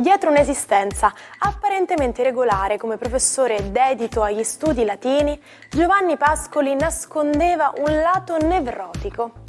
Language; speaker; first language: Italian; native; Italian